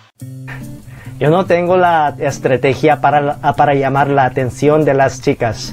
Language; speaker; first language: Spanish; non-native, fluent; Korean